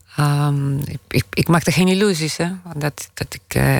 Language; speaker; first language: Dutch; non-native, fluent; Polish